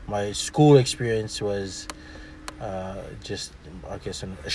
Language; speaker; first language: English; non-native, local second language; Fijian